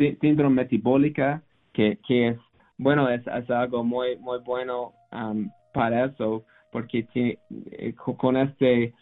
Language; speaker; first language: Spanish; non-native, learner; English